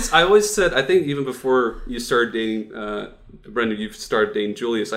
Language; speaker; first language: English; non-native, fluent; Dutch